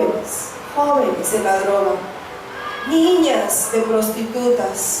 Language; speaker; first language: Spanish; native; Spanish